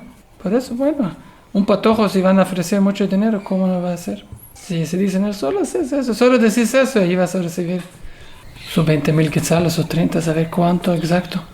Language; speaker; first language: Spanish; non-native, learner; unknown